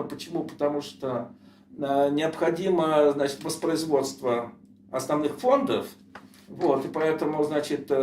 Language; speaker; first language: Russian; native; Russian